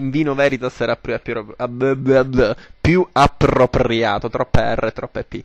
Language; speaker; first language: Italian; native; Italian